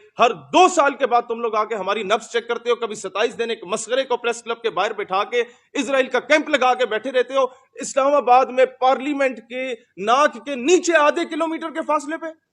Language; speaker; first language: Urdu; non-native, local second language; Punjabi